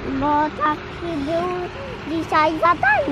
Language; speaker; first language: Polish; early bilingual, heritage; Polish